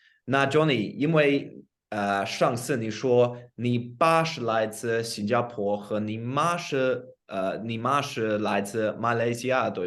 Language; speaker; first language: Chinese; non-native, fluent; English